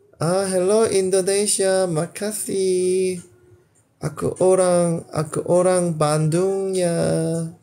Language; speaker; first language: English; non-native, local second language; Korean